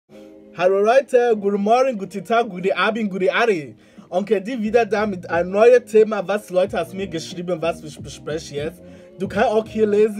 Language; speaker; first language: German; non-native, learner; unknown